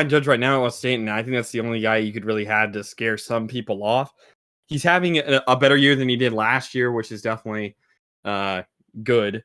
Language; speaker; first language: English; native; English